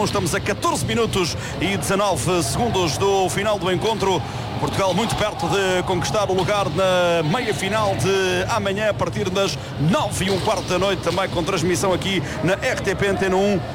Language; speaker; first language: Portuguese; native; Portuguese